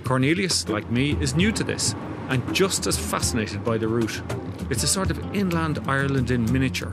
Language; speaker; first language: English; native; English